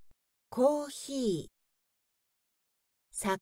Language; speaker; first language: Japanese; non-native, learner; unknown